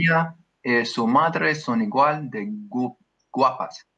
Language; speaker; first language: Spanish; non-native, learner; English